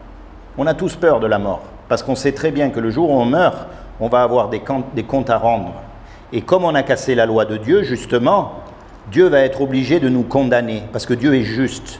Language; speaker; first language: French; native; French